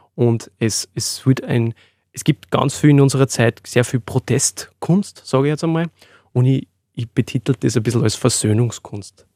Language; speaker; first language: German; native; German